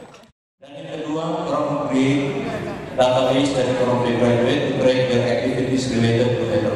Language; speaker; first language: Indonesian; native; Indonesian